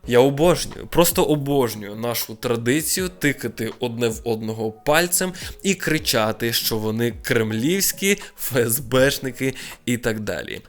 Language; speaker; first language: Ukrainian; non-native, local second language; Russian